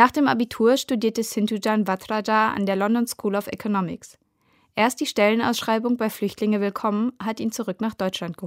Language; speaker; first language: German; native; German